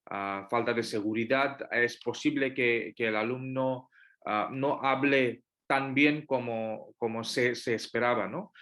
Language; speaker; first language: Spanish; non-native, fluent; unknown